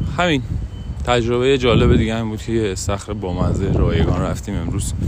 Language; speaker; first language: Persian; non-native, local second language; Azerbaijani